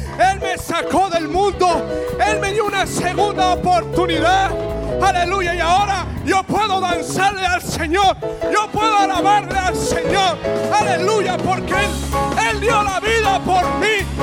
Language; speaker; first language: Spanish; native; Spanish